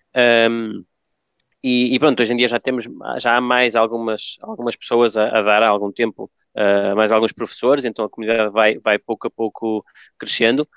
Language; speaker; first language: Portuguese; early bilingual, other home language; Spanish